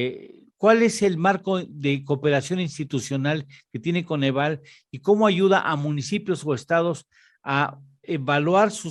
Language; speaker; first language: Spanish; native; Spanish